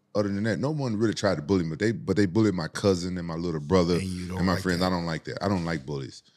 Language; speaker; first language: English; native; English